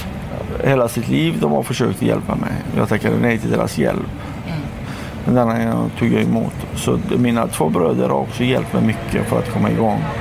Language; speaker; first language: Swedish; non-native, fluent; Persian